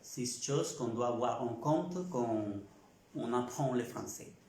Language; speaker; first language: French; non-native, fluent; Spanish